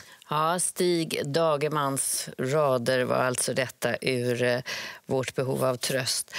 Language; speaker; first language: Swedish; native; Swedish